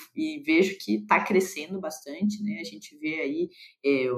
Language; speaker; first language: Portuguese; native; Portuguese